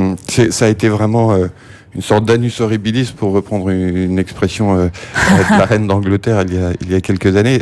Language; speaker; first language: French; native; French